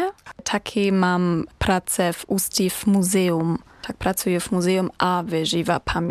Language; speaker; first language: Czech; non-native, learner; German